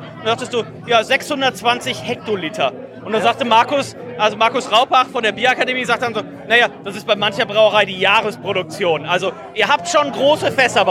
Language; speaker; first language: German; native; German